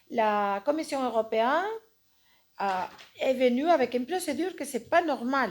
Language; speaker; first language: French; non-native, fluent; Spanish